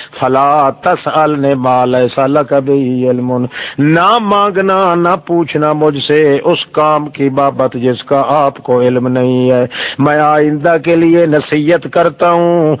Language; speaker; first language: Urdu; non-native, local second language; Saraiki